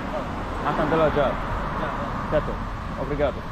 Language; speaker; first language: Indonesian; non-native, learner; English